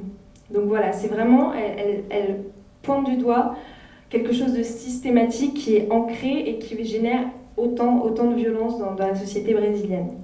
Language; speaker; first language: French; native; French